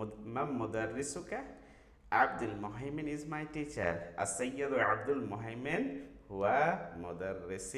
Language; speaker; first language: Arabic; non-native, fluent; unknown